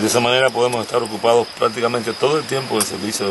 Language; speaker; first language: Spanish; native; Spanish